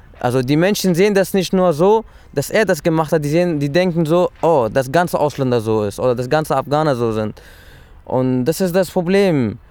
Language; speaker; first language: German; early bilingual, other home language; Persian